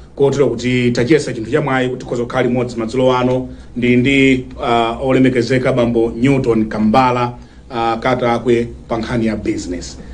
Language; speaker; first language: Nyanja; native; Nyanja